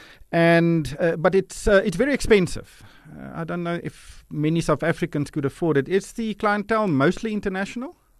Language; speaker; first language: English; non-native, local second language; Afrikaans